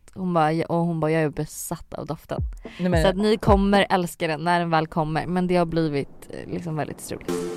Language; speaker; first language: Swedish; native; Swedish